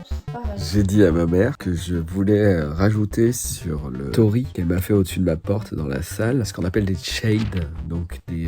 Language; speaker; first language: French; native; French